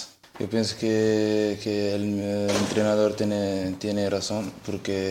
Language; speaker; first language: Spanish; non-native, learner; Portuguese